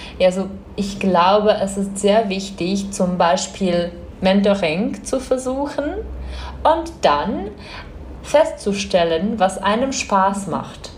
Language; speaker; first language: German; non-native, fluent; Czech